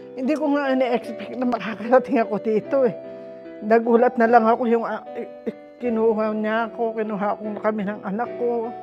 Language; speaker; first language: Filipino; native; Filipino